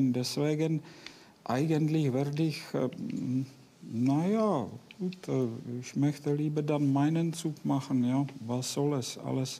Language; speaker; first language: German; non-native, fluent; Czech